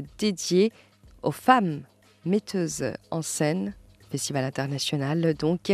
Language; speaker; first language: French; non-native, local second language; Arabic